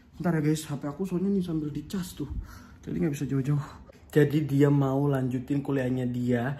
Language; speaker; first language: Indonesian; native; Indonesian